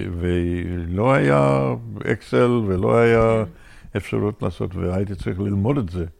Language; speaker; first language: Hebrew; non-native, fluent; English